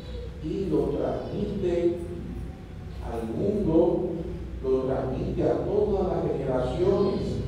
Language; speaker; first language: Spanish; native; Spanish